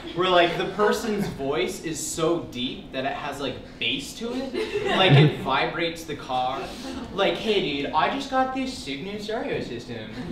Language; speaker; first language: English; native; English